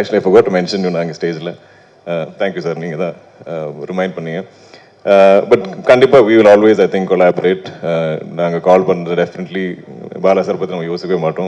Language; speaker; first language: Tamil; non-native, local second language; Malayalam